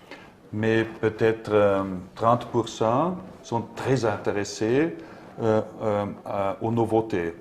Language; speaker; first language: French; non-native, learner; German